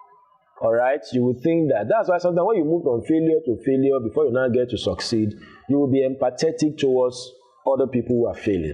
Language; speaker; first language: English; non-native, local second language; Yoruba